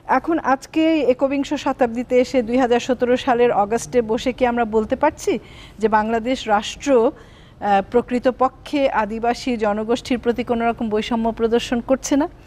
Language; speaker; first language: Bangla; native; Bangla